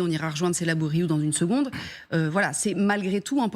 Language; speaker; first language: French; native; French